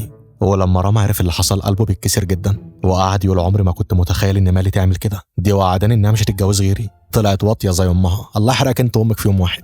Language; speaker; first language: Arabic; native; Arabic